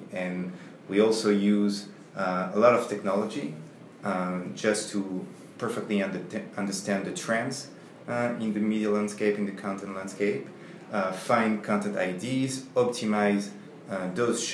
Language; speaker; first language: English; non-native, fluent; French